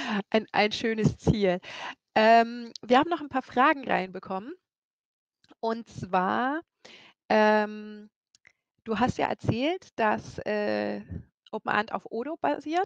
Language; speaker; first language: German; native; German